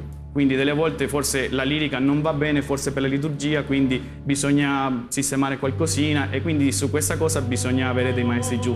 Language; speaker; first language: Italian; non-native, fluent; Spanish